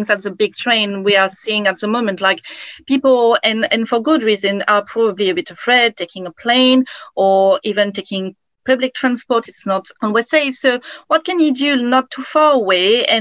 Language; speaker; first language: English; non-native, fluent; French